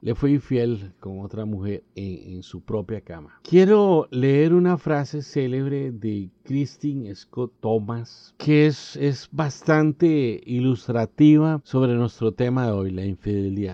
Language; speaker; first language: Spanish; native; Spanish